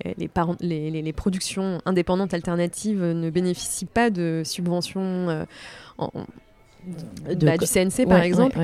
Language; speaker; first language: French; native; French